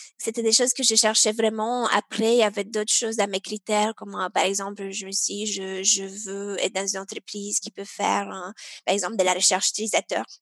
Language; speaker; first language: French; non-native, fluent; Romanian